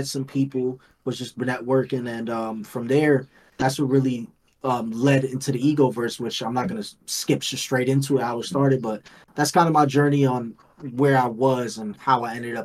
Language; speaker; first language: English; native; English